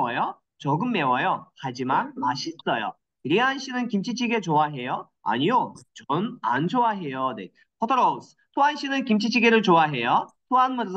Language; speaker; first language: Korean; non-native, learner; Kyrgyz